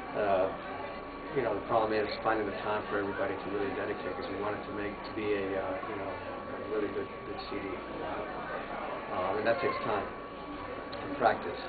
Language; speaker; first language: English; native; English